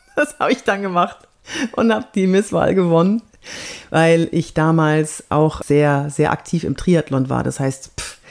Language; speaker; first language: German; native; German